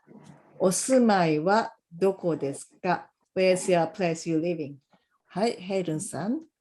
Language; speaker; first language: Japanese; non-native, fluent; English